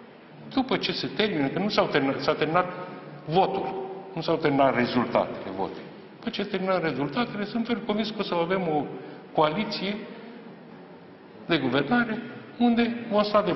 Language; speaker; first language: Romanian; native; Romanian